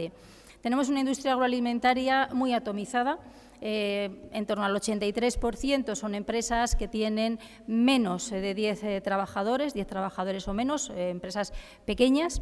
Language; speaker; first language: Spanish; native; Spanish